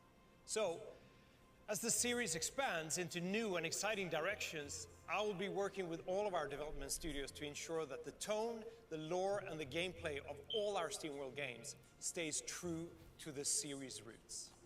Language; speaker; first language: English; non-native, fluent; Swedish